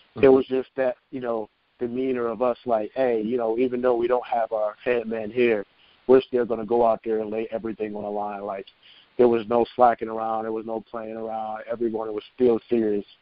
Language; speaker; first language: English; native; English